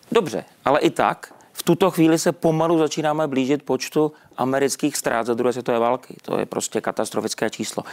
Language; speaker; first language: Czech; native; Czech